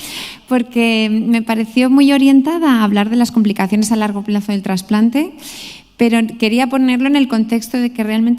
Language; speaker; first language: Spanish; native; Spanish